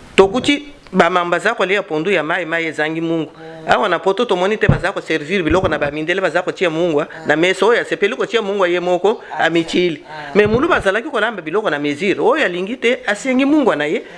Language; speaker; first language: Lingala; non-native, local second language; Luba-Lulua